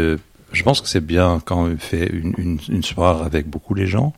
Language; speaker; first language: French; non-native, learner; Dutch